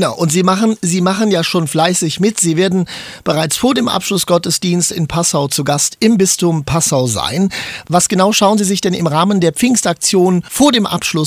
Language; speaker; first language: German; native; German